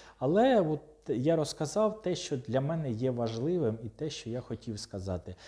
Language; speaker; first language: Ukrainian; non-native, local second language; Russian